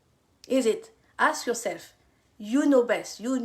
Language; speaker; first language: English; non-native, fluent; French